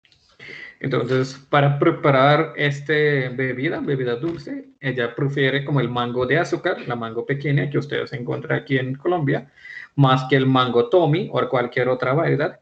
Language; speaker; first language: Spanish; non-native, fluent; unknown